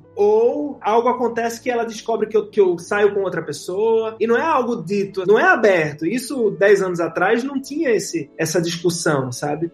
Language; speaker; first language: Portuguese; native; Portuguese